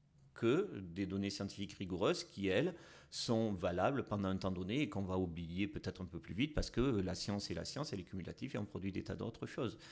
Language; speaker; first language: French; native; French